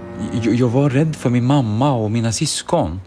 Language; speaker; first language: Swedish; early bilingual, other home language; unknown